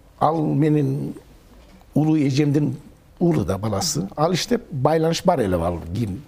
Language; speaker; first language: Kyrgyz; early bilingual, heritage; Kyrgyz